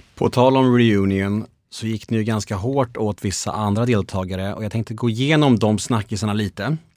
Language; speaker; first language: Swedish; native; Swedish